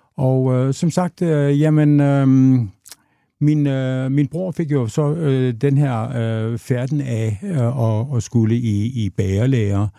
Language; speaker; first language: Danish; native; Danish